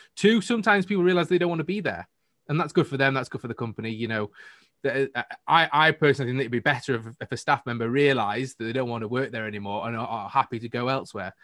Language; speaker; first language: English; native; English